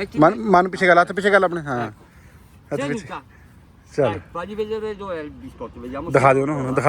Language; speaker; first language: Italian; non-native, fluent; Punjabi